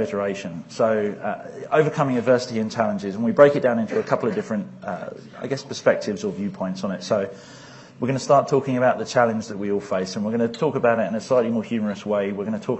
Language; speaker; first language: English; native; English